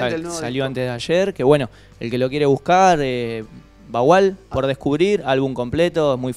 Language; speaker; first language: Spanish; native; Spanish